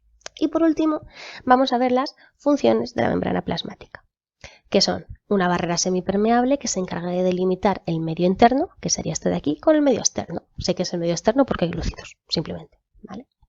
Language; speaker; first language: Spanish; native; Spanish